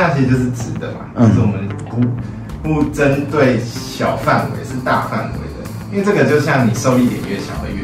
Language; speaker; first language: Chinese; native; Chinese